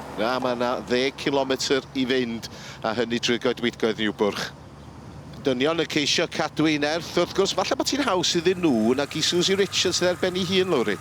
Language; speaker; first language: Welsh; native; Welsh